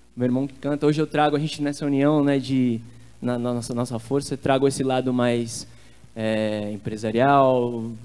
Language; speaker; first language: Portuguese; native; Portuguese